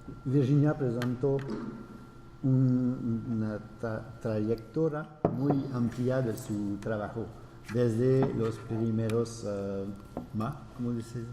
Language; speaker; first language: Spanish; non-native, fluent; French